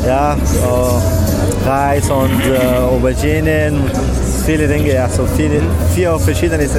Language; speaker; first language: German; non-native, learner; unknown